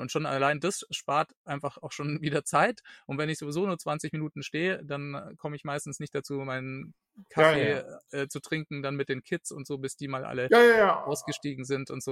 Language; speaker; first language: German; native; German